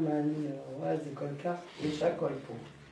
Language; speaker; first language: Hebrew; non-native, fluent; French